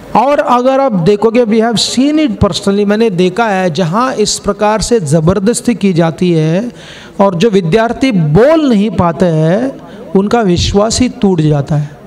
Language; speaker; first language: Hindi; non-native, local second language; Kannada